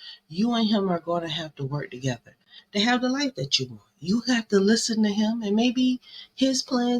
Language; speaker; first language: English; native; English